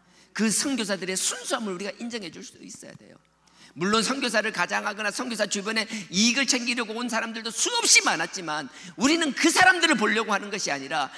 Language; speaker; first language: Korean; native; Korean